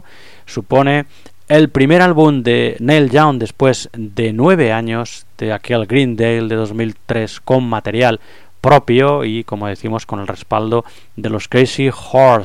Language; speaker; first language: Spanish; native; Spanish